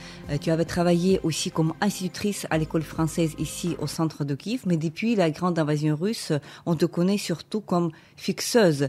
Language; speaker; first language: French; non-native, fluent; Ukrainian